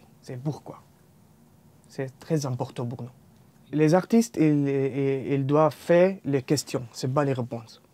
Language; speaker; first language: French; non-native, learner; Arabic